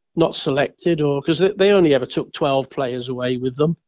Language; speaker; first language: English; native; English